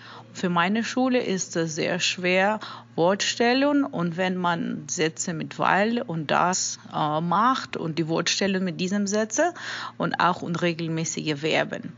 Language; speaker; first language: German; non-native, fluent; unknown